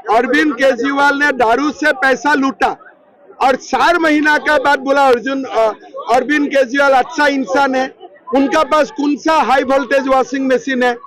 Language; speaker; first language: Hindi; non-native, local second language; Assamese